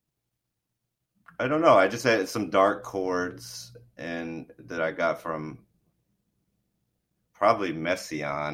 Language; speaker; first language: English; native; English